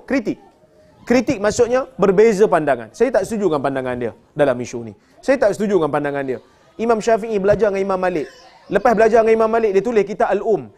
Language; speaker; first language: Malay; native; Malay